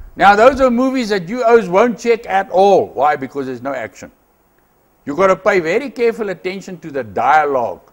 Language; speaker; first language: English; non-native, local second language; Afrikaans